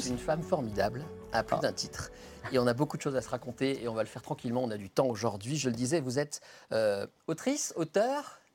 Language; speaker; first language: French; native; French